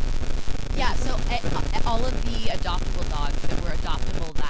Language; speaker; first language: English; native; English